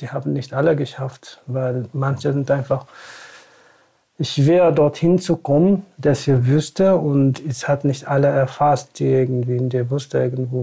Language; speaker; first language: German; non-native, fluent; Tamasheq